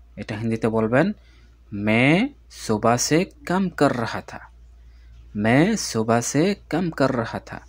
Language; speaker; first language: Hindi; non-native, fluent; Bangla